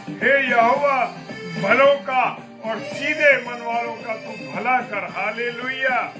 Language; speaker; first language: Hindi; native; Hindi